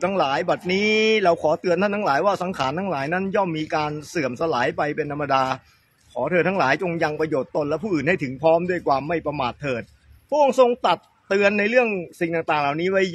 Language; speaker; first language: Thai; native; Thai